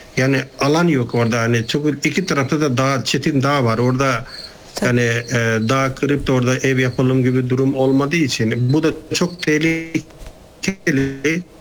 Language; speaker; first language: Turkish; non-native, fluent; Nepali